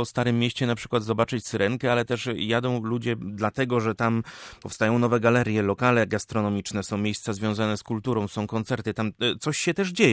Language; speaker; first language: Polish; native; Polish